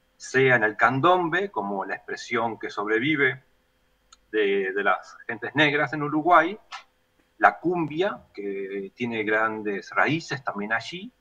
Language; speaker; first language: Spanish; native; Spanish